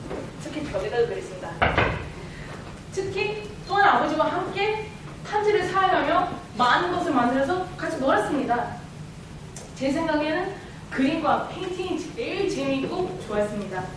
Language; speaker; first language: Korean; early bilingual, heritage; Korean